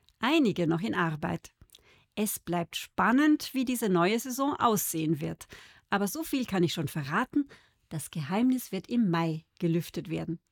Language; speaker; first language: German; native; German